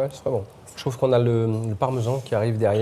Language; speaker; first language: French; native; French